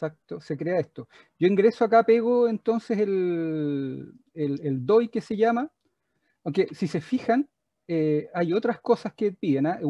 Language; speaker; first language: Spanish; native; Spanish